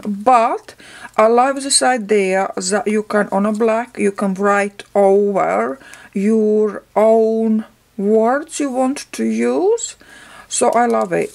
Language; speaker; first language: English; non-native, fluent; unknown